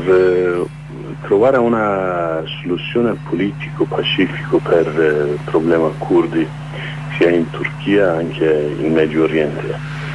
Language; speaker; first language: Italian; non-native, fluent; Kurdish